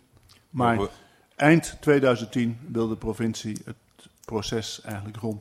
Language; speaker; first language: Dutch; native; Dutch